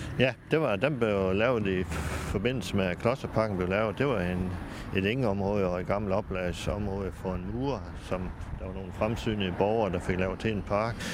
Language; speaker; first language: Danish; native; Danish